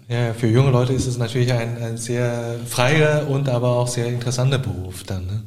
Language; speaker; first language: German; non-native, fluent; Chinese